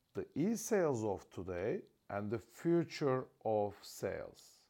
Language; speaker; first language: English; non-native, fluent; Turkish